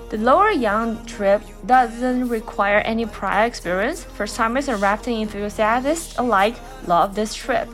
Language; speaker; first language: English; non-native, fluent; Chinese